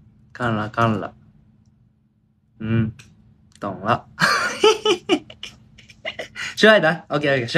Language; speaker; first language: Chinese; non-native, learner; Japanese